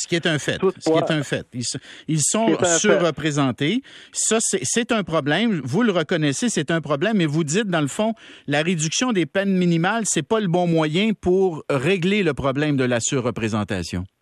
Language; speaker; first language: French; native; French